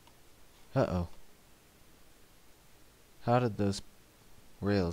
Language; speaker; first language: English; native; English